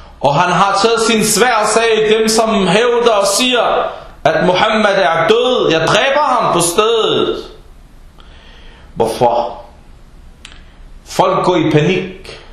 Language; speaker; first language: Danish; non-native, fluent; Arabic